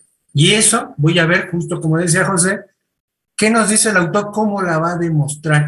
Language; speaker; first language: Spanish; native; Spanish